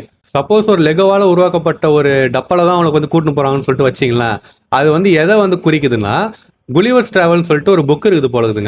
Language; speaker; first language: Tamil; native; Tamil